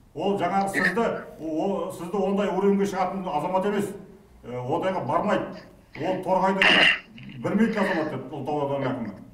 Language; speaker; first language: Kazakh; native; Kazakh